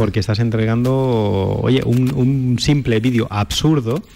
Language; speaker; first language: Spanish; native; Spanish